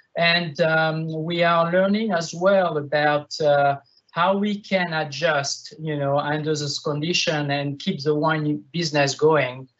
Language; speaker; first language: English; non-native, fluent; French